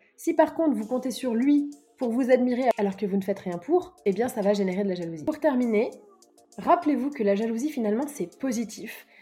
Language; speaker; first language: French; native; French